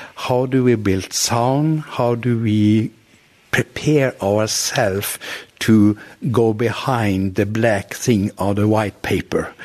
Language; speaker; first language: English; non-native, fluent; Norwegian